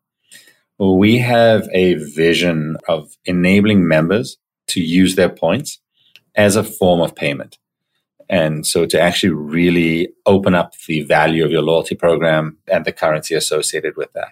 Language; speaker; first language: English; native; English